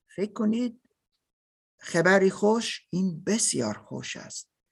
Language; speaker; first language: Persian; non-native, learner; German